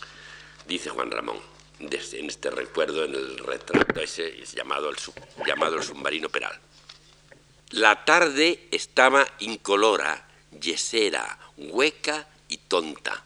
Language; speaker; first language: Spanish; native; Spanish